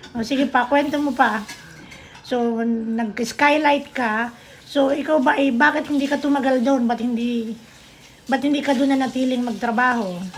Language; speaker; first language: Filipino; native; Filipino